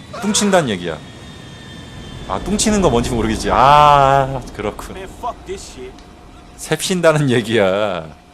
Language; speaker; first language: Korean; native; Korean